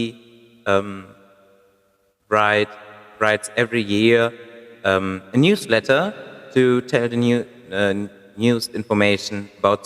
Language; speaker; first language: English; non-native, fluent; German